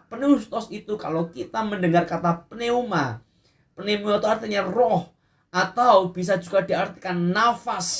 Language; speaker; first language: Indonesian; native; Indonesian